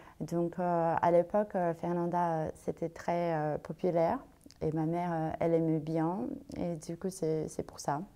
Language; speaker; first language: French; non-native, fluent; Portuguese